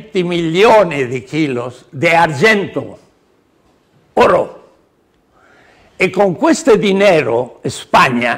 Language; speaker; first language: Italian; non-native, learner; Spanish